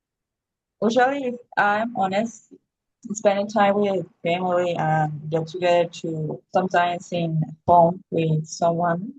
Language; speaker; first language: English; non-native, learner; Spanish